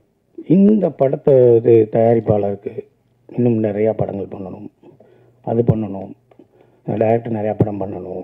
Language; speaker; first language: Tamil; native; Tamil